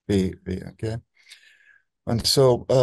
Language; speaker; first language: German; non-native, fluent; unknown